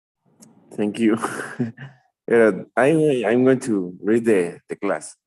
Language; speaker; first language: English; non-native, learner; Spanish